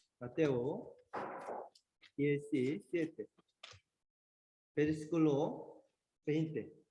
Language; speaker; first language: Spanish; non-native, learner; Korean